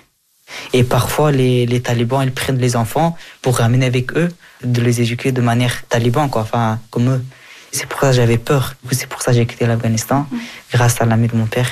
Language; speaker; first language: French; early bilingual, other home language; Persian